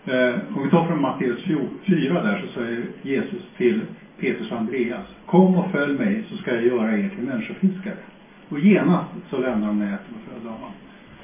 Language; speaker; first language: Swedish; non-native, fluent; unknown